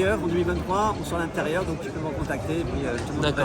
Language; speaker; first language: French; native; French